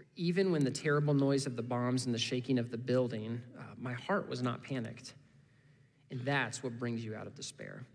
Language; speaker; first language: English; native; English